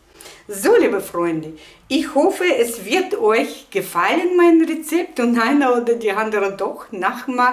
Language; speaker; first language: German; non-native, learner; Russian